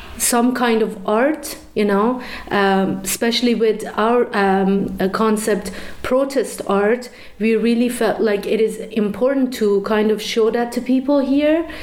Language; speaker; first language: English; non-native, fluent; Persian